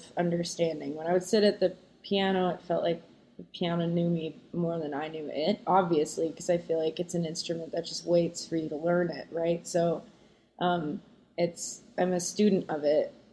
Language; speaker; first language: English; native; English